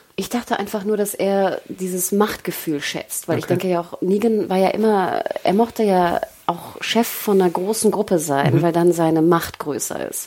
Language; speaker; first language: German; native; German